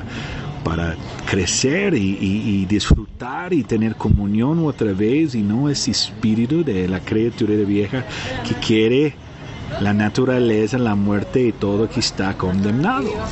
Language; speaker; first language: Spanish; non-native, fluent; Portuguese